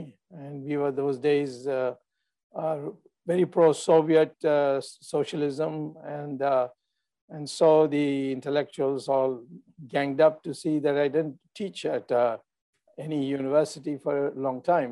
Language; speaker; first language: English; non-native, local second language; Tamil